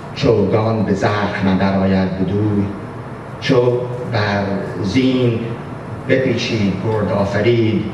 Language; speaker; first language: Persian; non-native, fluent; English